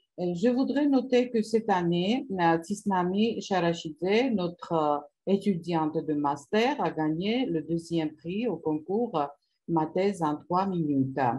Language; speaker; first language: French; non-native, fluent; Georgian